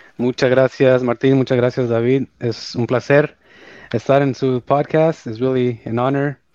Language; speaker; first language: Spanish; early bilingual, heritage; Spanish